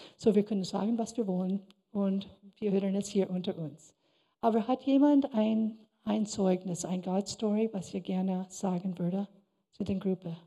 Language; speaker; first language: German; non-native, fluent; English